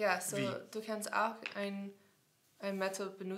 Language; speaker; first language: German; non-native, learner; English